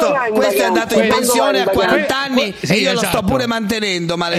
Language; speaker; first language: Italian; native; Italian